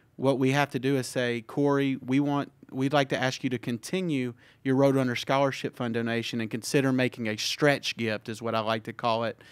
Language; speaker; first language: English; native; English